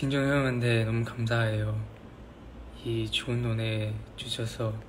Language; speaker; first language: Korean; non-native, learner; Chinese